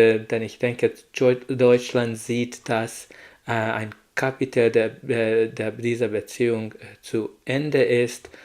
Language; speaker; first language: German; non-native, learner; Hungarian